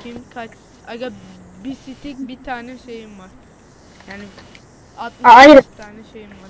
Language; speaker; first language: Turkish; native; Turkish